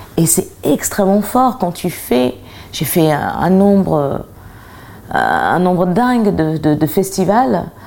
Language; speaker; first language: French; early bilingual, other home language; English